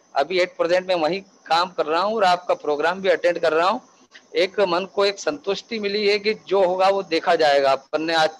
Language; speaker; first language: Hindi; native; Hindi